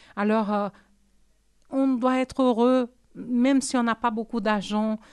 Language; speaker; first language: French; non-native, fluent; Portuguese